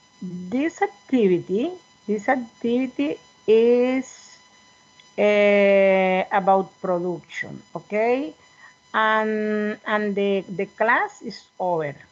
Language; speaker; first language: English; non-native, learner; Spanish